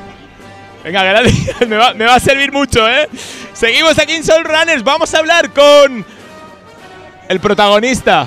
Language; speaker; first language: Spanish; native; Spanish